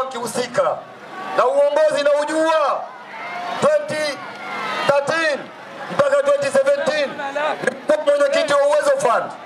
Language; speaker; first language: Swahili; native; Swahili